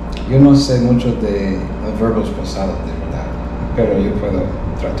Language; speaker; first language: Spanish; non-native, learner; English